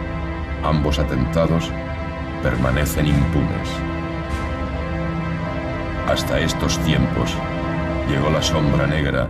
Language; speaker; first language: Spanish; native; Spanish